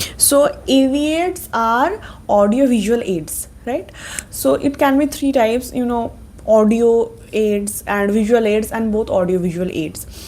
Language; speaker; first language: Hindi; non-native, local second language; Bangla